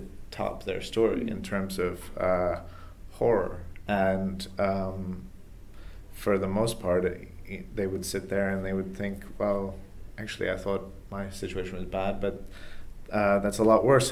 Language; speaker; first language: English; native; English